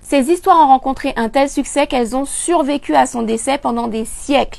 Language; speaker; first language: French; native; French